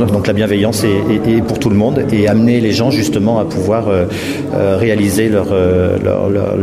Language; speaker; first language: French; native; French